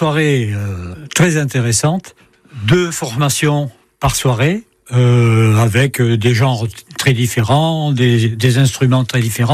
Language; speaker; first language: French; native; French